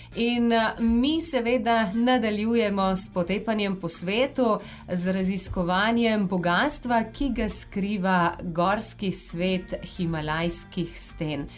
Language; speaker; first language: Slovenian; native; Slovenian